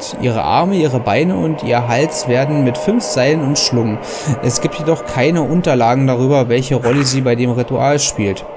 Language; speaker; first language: German; native; German